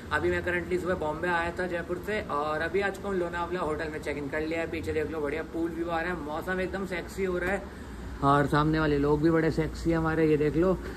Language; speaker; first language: Hindi; native; Hindi